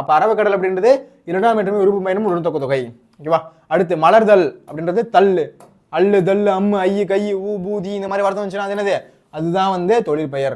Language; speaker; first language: Tamil; native; Tamil